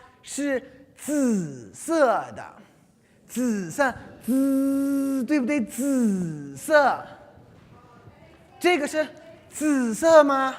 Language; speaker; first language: Chinese; non-native, fluent; English